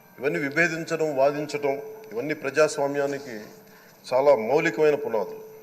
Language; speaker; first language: Telugu; native; Telugu